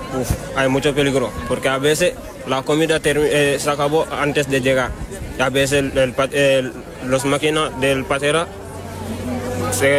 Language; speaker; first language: Spanish; non-native, learner; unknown